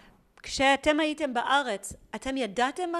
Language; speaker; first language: Hebrew; native; Hebrew